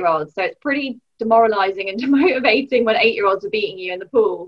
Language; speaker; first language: English; native; English